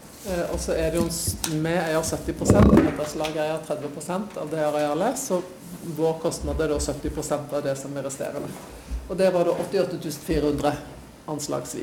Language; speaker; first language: Norwegian; native; Norwegian